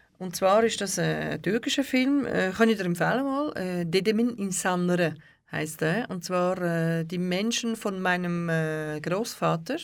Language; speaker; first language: German; early bilingual, other home language; Turkish